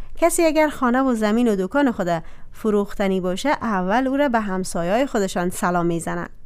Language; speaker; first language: Persian; native; Persian